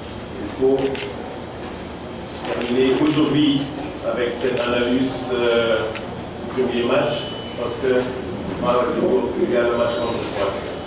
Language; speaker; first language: French; non-native, fluent; German